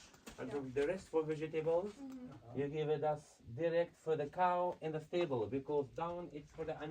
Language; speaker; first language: English; non-native, learner; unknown